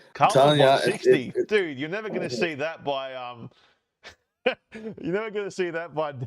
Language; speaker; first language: English; native; English